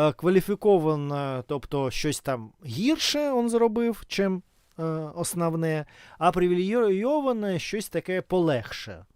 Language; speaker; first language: Ukrainian; non-native, local second language; Russian